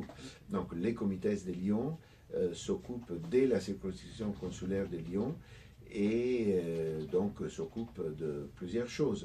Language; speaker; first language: French; non-native, fluent; Italian